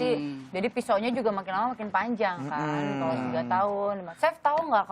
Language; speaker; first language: Indonesian; native; Indonesian